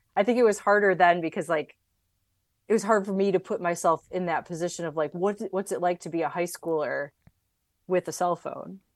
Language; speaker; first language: English; native; English